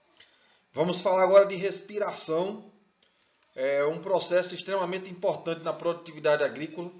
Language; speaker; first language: Portuguese; native; Portuguese